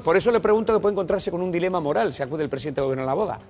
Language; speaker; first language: Spanish; native; Spanish